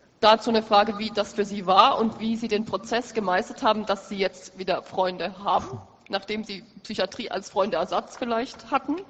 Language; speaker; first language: German; native; German